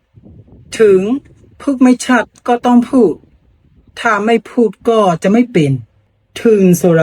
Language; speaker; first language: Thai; non-native, learner; Burmese